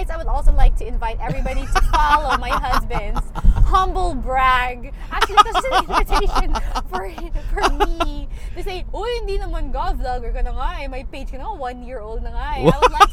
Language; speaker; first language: English; non-native, local second language; Hiligaynon